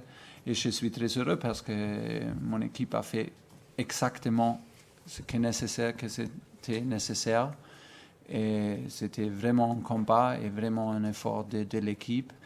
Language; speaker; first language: French; non-native, fluent; German